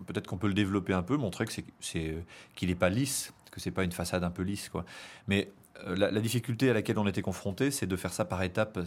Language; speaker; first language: French; native; French